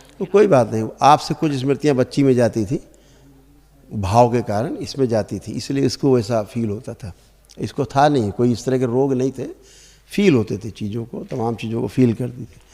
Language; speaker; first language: Hindi; native; Hindi